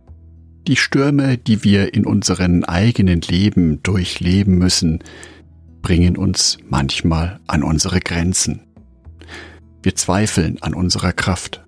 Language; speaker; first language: German; native; German